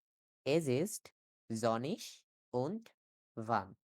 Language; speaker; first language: German; non-native, learner; Bangla